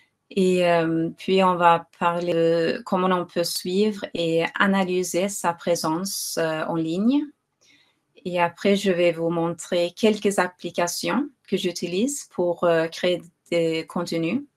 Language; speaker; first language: French; non-native, fluent; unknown